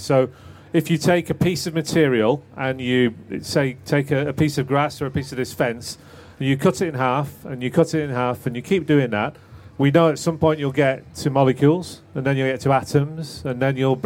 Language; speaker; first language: English; native; English